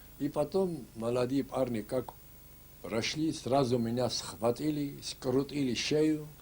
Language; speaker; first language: Russian; non-native, local second language; Ossetic